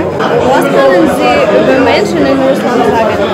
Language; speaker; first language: German; non-native, fluent; Russian